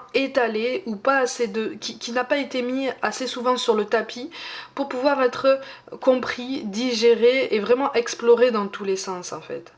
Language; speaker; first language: French; native; French